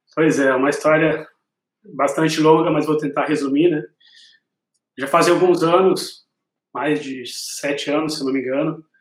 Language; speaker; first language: Portuguese; native; Portuguese